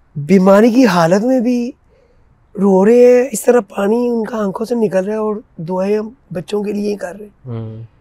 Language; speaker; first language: Urdu; non-native, local second language; Punjabi